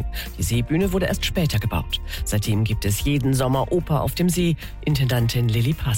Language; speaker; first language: German; native; German